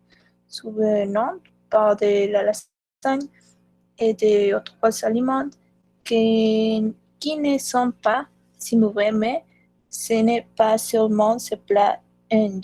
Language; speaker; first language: French; non-native, learner; Spanish